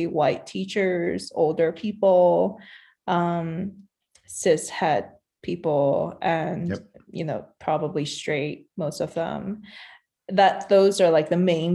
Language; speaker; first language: English; non-native, local second language; Cantonese